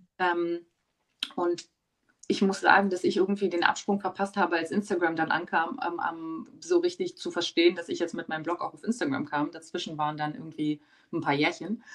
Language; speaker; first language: German; early bilingual, other home language; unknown